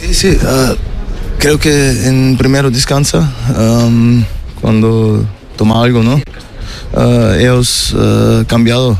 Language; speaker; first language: Spanish; non-native, learner; German